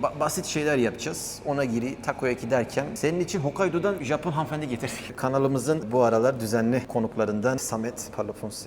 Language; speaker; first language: Turkish; native; Turkish